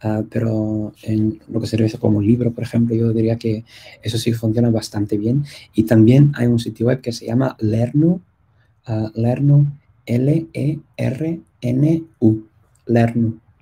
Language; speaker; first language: Spanish; non-native, fluent; English